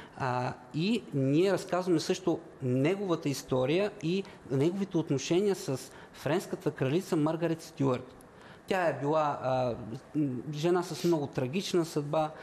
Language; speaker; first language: Bulgarian; native; Bulgarian